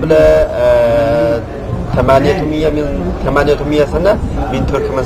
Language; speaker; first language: Arabic; non-native, learner; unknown